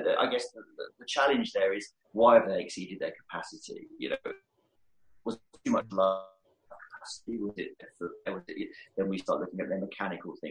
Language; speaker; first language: English; native; English